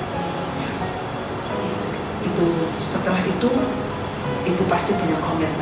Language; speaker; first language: Indonesian; native; Indonesian